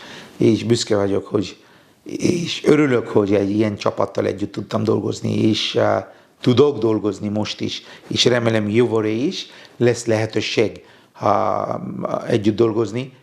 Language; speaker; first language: Hungarian; non-native, fluent; Bangla